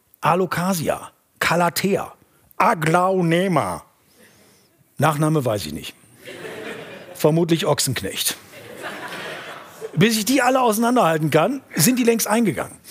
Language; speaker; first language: German; native; German